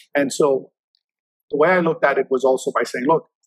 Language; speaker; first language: English; native; English